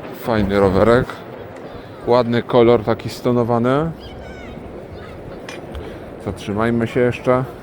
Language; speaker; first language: Polish; native; Polish